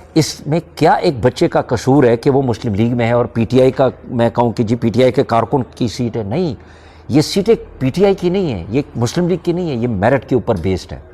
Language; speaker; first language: Urdu; non-native, local second language; Pashto